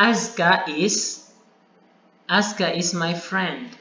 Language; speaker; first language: English; non-native, learner; Indonesian